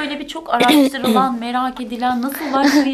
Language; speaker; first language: Turkish; native; Turkish